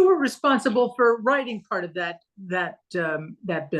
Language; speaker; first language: English; native; English